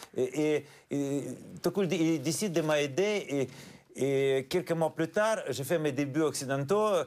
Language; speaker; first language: French; non-native, fluent; Russian